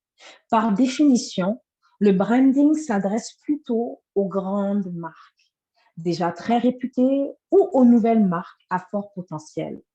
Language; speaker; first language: French; native; French